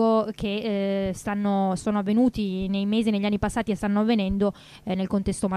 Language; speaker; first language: Italian; native; Italian